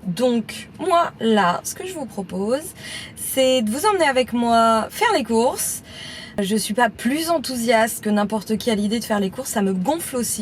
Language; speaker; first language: French; native; French